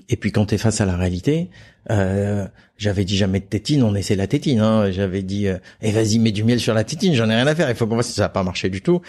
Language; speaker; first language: French; native; French